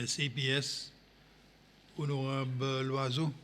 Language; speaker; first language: French; non-native, local second language; Seselwa Creole French